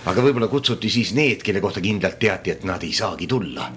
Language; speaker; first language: Estonian; native; Estonian